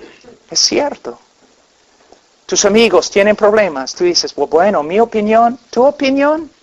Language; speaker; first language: Spanish; non-native, fluent; English